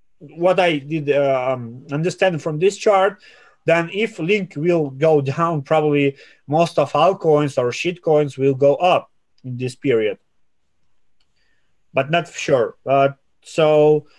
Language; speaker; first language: English; non-native, fluent; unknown